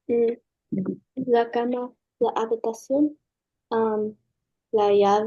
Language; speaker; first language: Spanish; non-native, learner; English